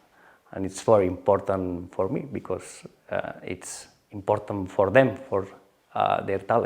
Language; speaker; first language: English; non-native, learner; Spanish